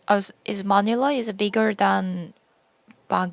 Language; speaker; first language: English; non-native, learner; Korean